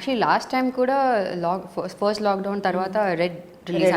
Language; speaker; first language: Telugu; non-native, learner; Tamil